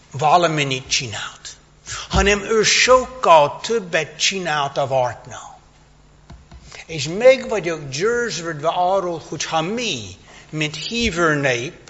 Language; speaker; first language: Hungarian; non-native, fluent; English